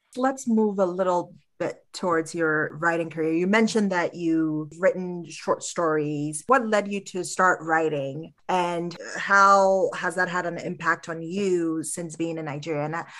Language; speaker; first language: English; early bilingual, other home language; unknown